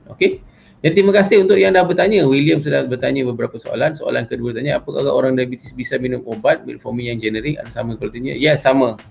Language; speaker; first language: Malay; native; Malay